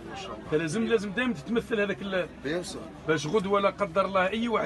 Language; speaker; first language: Arabic; native; Arabic